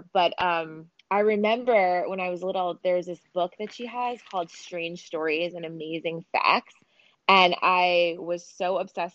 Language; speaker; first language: English; native; English